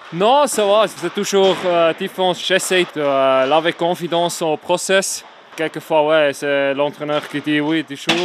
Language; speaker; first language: French; non-native, learner; Swiss German